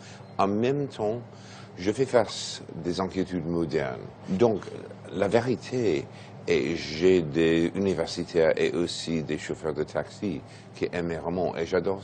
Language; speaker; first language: French; non-native, fluent; English